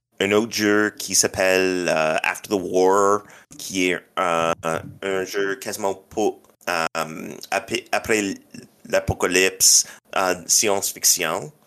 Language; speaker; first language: French; non-native, local second language; English